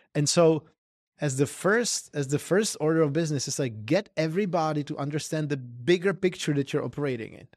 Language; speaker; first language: English; non-native, fluent; Czech